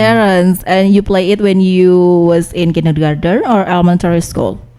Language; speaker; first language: English; non-native, learner; Indonesian